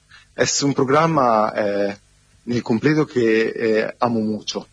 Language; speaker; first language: Spanish; non-native, fluent; Italian